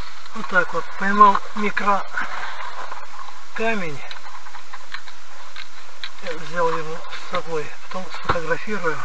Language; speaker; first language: Russian; native; Russian